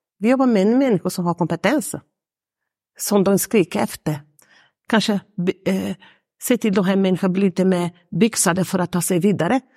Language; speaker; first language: Swedish; non-native, fluent; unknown